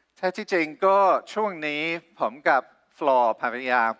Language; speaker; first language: Thai; non-native, fluent; English